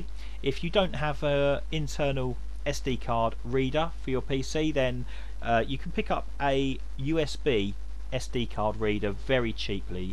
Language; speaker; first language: English; native; English